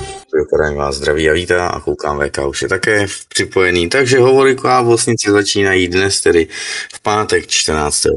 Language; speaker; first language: Czech; native; Czech